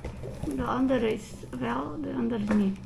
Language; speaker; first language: Dutch; non-native, learner; Filipino